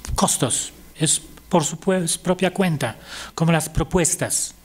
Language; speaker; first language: Spanish; non-native, fluent; Polish